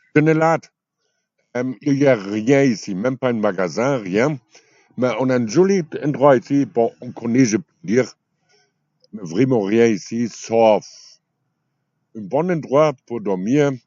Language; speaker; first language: French; non-native, fluent; German